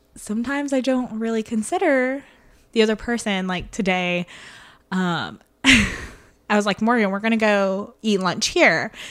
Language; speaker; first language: English; native; English